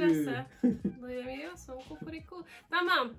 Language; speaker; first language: Turkish; non-native, learner; Hungarian